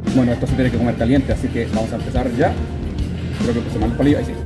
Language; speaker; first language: Spanish; native; Spanish